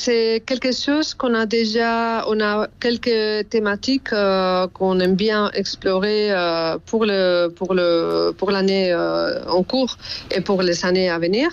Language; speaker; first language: French; non-native, fluent; Spanish